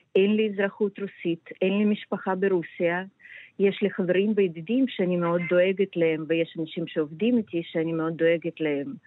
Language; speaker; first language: Hebrew; non-native, fluent; Russian